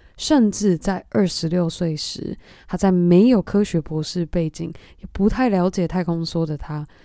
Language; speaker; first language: Chinese; native; Chinese